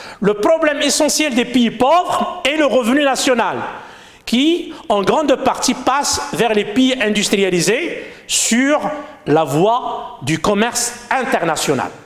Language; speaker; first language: French; non-native, local second language; Arabic